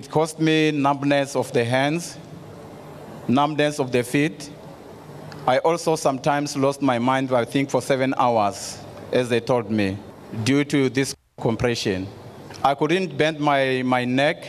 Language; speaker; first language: English; non-native, local second language; Tsonga